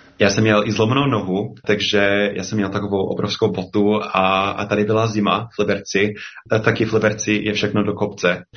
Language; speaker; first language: Czech; non-native, fluent; English